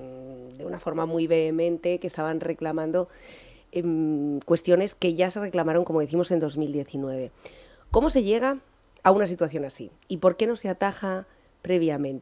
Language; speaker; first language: Spanish; native; Spanish